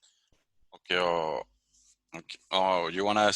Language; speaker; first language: English; non-native, fluent; French